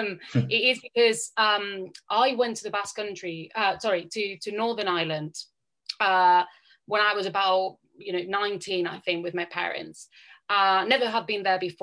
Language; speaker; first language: English; non-native, fluent; Catalan